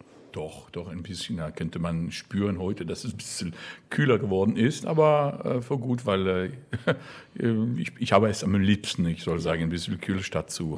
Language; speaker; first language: German; non-native, fluent; French